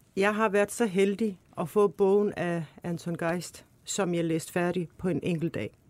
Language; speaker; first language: Danish; early bilingual, other home language; Turkish